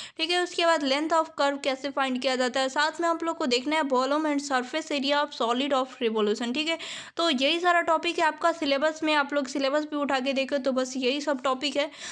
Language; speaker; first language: Hindi; native; Hindi